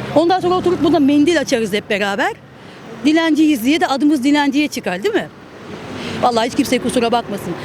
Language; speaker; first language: Turkish; native; Turkish